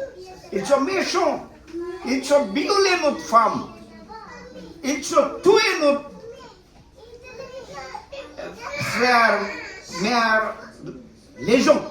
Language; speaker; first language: French; non-native, learner; Bangla